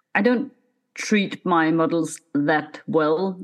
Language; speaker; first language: English; non-native, fluent; Danish